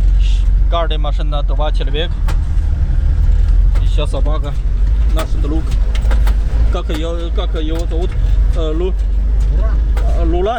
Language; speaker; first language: Russian; non-native, learner; Chinese